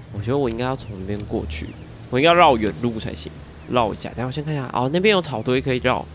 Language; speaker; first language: Chinese; native; Chinese